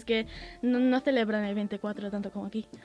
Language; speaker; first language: Spanish; early bilingual, heritage; English